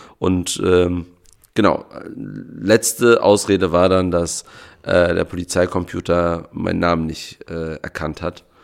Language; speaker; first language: German; native; German